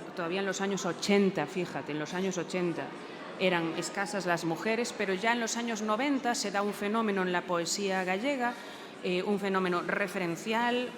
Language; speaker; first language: Spanish; non-native, local second language; Galician